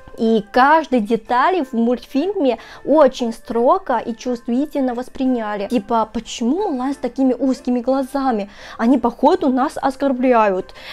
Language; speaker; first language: Russian; non-native, fluent; Chinese